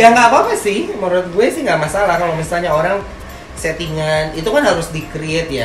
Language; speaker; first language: Indonesian; native; Indonesian